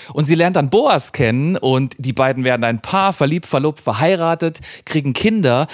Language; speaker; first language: German; native; German